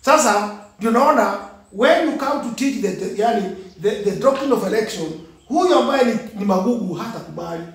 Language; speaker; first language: English; non-native, local second language; Swahili